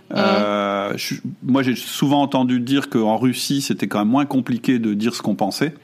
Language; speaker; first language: French; non-native, fluent; German